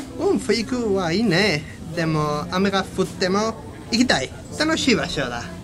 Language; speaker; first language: Japanese; non-native, learner; Spanish